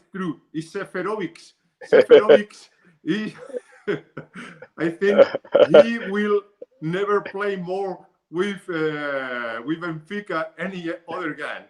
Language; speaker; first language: English; non-native, learner; Spanish